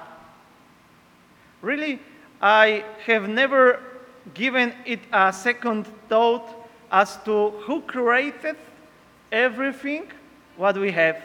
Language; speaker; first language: English; non-native, learner; Polish